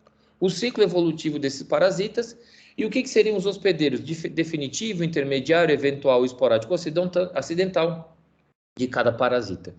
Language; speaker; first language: Portuguese; native; Portuguese